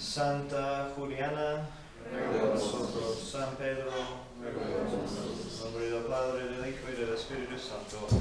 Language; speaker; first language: Spanish; non-native, fluent; English